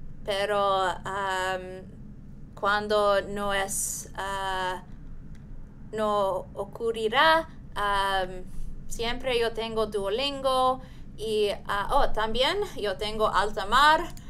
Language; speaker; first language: Spanish; non-native, learner; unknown